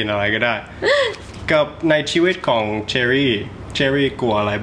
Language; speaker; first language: Thai; early bilingual, heritage; Thai